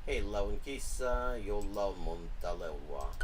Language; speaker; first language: Finnish; non-native, learner; English